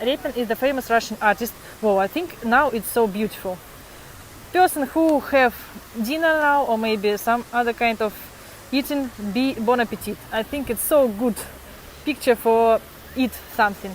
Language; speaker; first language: English; non-native, fluent; Russian